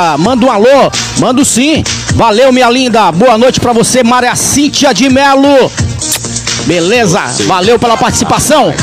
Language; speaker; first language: Portuguese; native; Portuguese